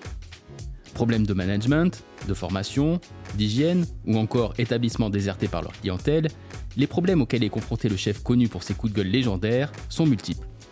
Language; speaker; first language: French; native; French